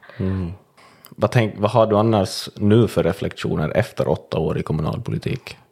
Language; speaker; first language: Swedish; native; Swedish